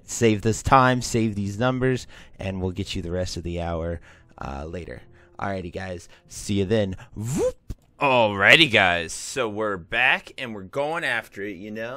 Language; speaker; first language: English; native; English